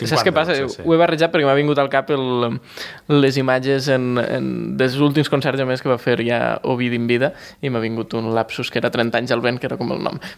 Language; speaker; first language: Catalan; native; Catalan